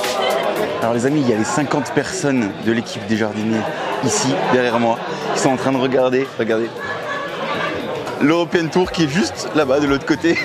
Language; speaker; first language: French; native; French